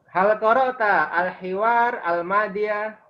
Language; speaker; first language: Arabic; non-native, fluent; Indonesian